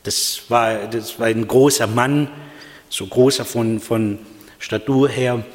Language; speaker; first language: German; non-native, fluent; Russian